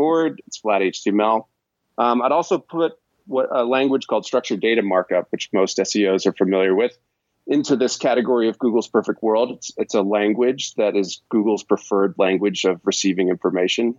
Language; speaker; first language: English; native; English